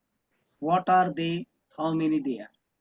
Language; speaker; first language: English; non-native, local second language; Hindi